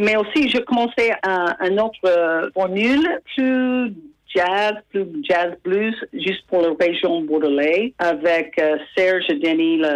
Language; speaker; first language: French; non-native, fluent; English